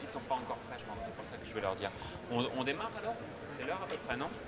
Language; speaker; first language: French; native; French